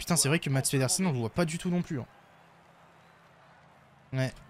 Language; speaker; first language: French; native; French